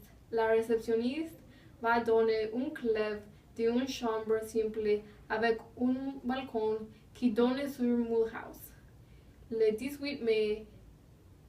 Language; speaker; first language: French; non-native, learner; English